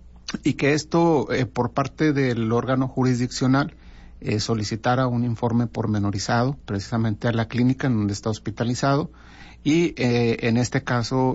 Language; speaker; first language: Spanish; native; Spanish